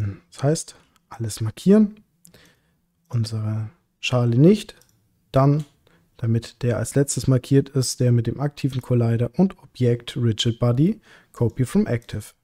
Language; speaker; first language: German; native; German